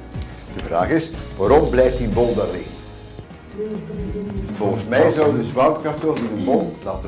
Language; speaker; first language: Dutch; native; Dutch